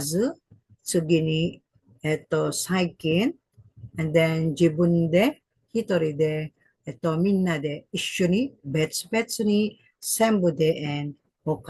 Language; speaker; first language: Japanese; non-native, fluent; Filipino